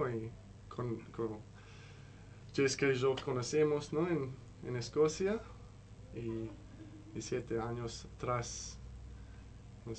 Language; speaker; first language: Spanish; non-native, learner; English